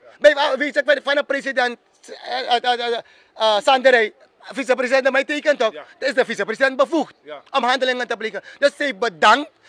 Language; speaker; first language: Dutch; native; Dutch